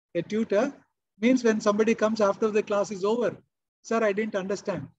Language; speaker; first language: English; non-native, local second language; Kannada